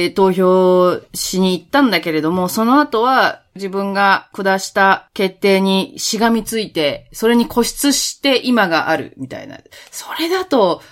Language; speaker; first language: Japanese; native; Japanese